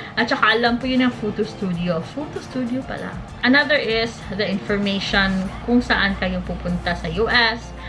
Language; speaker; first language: Filipino; non-native, local second language; Cebuano